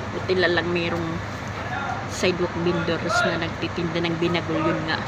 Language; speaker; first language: Filipino; non-native, local second language; Cebuano